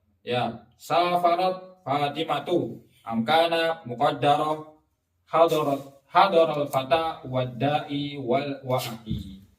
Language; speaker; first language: Arabic; non-native, fluent; Indonesian